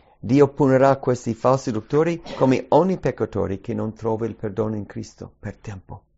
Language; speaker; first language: Italian; early bilingual, heritage; English